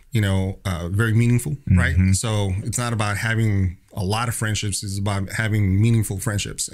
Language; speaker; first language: English; native; English